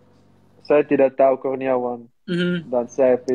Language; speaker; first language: Indonesian; non-native, learner; Dutch